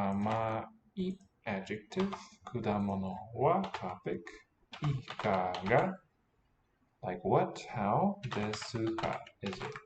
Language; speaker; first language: Japanese; non-native, learner; English